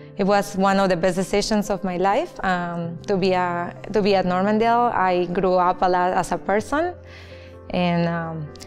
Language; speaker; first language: English; non-native, fluent; Spanish